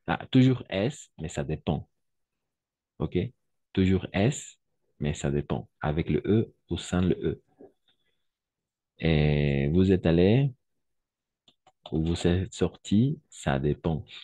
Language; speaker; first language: French; non-native, fluent; Spanish